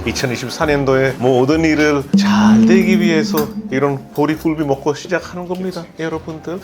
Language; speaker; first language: Korean; non-native, fluent; Hindi